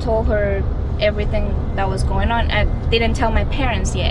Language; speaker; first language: English; non-native, fluent; Spanish